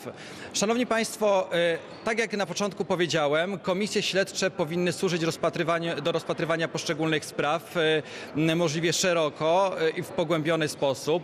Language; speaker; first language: Polish; native; Polish